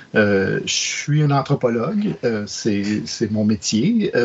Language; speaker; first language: French; native; French